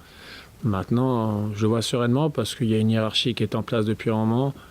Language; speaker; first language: French; native; French